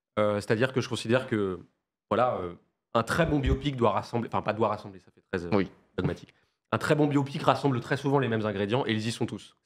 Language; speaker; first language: French; native; French